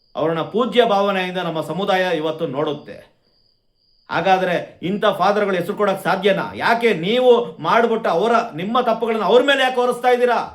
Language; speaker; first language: Kannada; non-native, local second language; Konkani